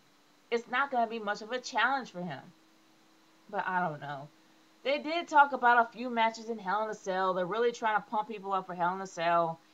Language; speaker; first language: English; native; English